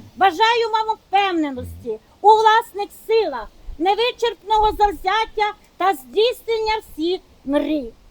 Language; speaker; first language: Ukrainian; native; Ukrainian